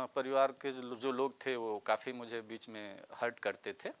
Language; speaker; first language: Hindi; native; Hindi